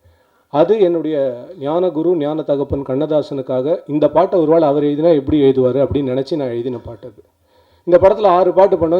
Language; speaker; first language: Tamil; native; Tamil